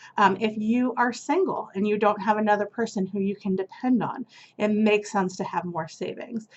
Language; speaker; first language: English; native; English